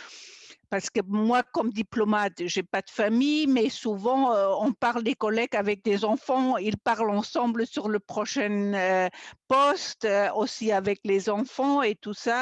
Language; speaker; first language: French; non-native, fluent; German